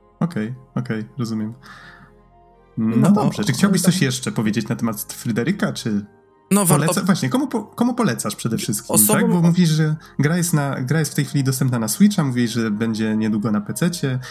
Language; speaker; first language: Polish; native; Polish